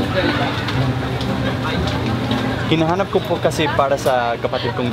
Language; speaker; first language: Filipino; non-native, fluent; English